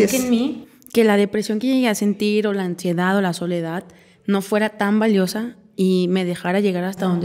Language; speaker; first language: Spanish; native; Spanish